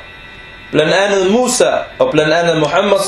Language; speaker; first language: Danish; non-native, fluent; Arabic